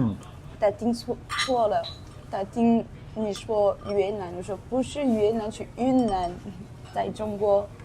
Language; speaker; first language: Chinese; non-native, learner; French